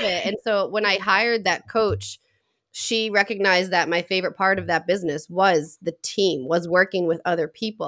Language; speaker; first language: English; native; English